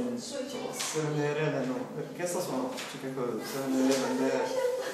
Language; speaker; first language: Japanese; non-native, learner; Swedish